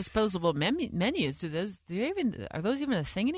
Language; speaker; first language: English; native; English